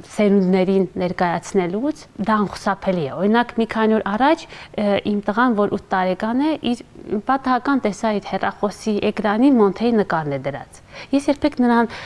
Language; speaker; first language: Armenian; native; Armenian